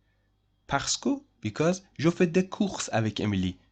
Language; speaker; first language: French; non-native, fluent; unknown